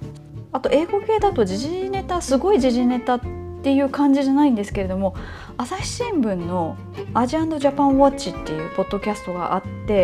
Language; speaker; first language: Japanese; native; Japanese